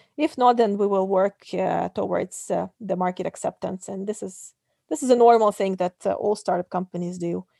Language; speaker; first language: English; non-native, fluent; Russian